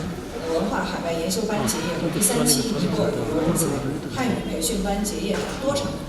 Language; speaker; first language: Chinese; native; Chinese